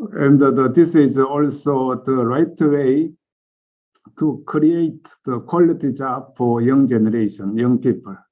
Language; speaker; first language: English; non-native, learner; Korean